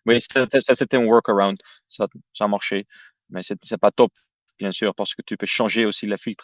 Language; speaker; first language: French; non-native, fluent; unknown